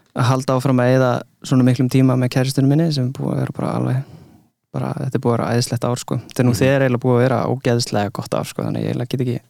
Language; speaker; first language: Icelandic; early bilingual, other home language; English